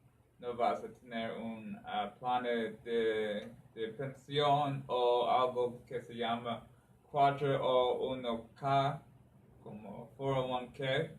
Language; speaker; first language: Spanish; non-native, learner; English